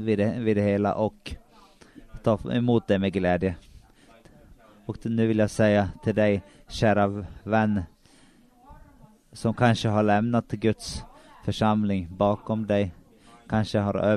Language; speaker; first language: Swedish; non-native, local second language; Finnish